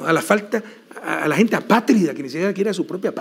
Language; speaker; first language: Spanish; native; Spanish